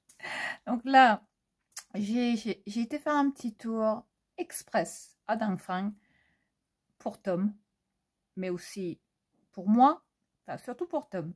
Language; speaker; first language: French; native; French